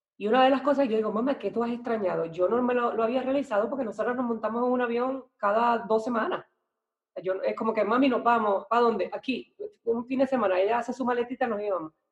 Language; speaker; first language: Spanish; native; Spanish